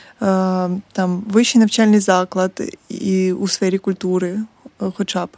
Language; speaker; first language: Ukrainian; native; Ukrainian